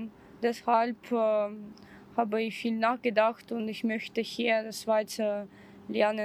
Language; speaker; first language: German; non-native, learner; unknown